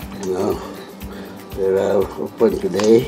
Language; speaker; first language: English; non-native, learner; Vietnamese